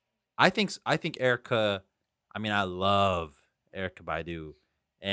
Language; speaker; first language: English; native; English